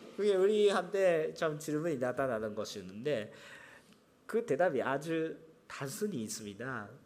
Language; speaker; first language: Korean; non-native, fluent; Japanese